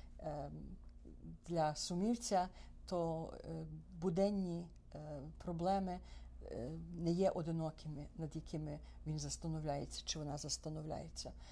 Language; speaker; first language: Ukrainian; early bilingual, heritage; Ukrainian